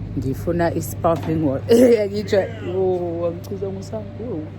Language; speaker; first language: Zulu; non-native, local second language; Xhosa